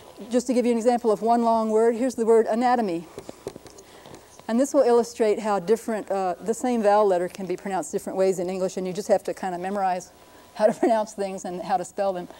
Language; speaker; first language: English; native; English